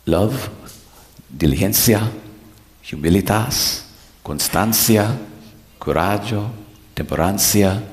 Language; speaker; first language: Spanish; non-native, learner; English